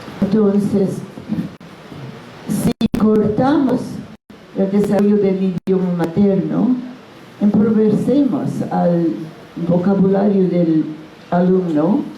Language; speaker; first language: Spanish; non-native, fluent; English